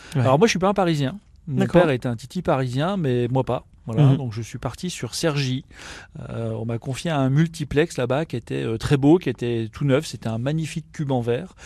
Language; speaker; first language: French; native; French